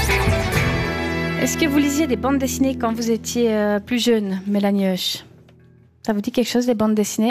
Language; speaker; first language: French; native; French